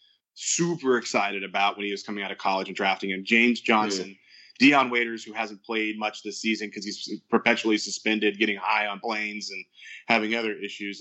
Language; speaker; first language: English; native; English